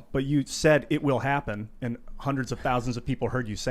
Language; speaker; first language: English; native; English